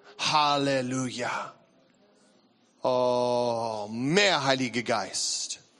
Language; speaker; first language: German; non-native, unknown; English